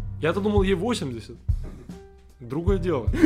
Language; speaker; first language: Russian; native; Russian